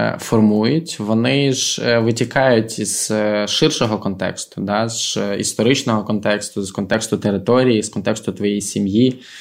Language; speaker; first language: Ukrainian; non-native, local second language; Russian